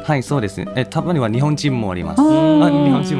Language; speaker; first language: Japanese; non-native, learner; Thai